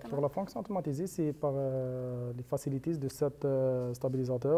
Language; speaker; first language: French; non-native, fluent; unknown